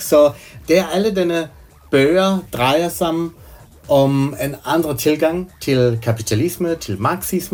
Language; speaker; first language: Danish; non-native, fluent; German